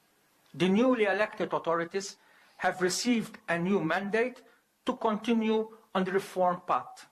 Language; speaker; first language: English; non-native, local second language; Maltese